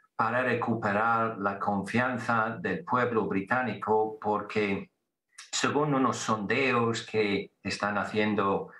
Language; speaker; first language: Spanish; non-native, fluent; English